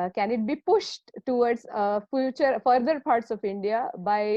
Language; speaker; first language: English; non-native, local second language; Marathi